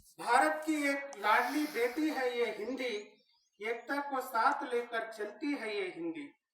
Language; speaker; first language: Hindi; non-native, local second language; Kannada